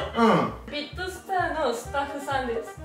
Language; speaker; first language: Japanese; native; Japanese